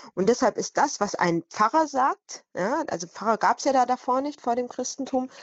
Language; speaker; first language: German; native; German